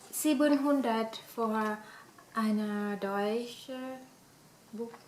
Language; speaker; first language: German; non-native, learner; Thai